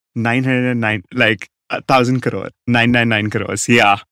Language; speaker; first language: English; non-native, local second language; Hindi